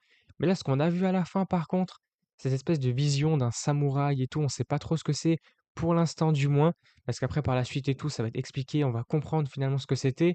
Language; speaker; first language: French; native; French